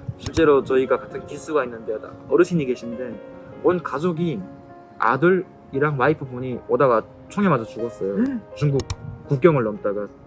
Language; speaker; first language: Korean; native; Korean